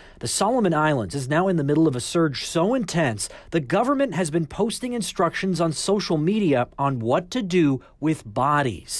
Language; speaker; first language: English; native; English